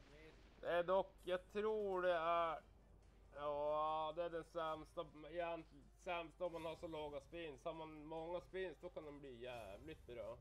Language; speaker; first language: Swedish; native; Swedish